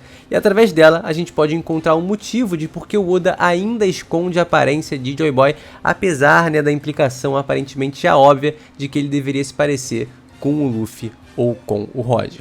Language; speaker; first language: Portuguese; native; Portuguese